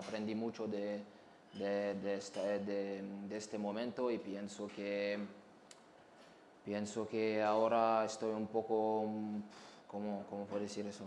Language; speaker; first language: Spanish; non-native, learner; Arabic